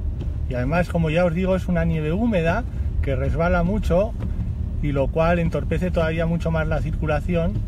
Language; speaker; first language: Spanish; native; Spanish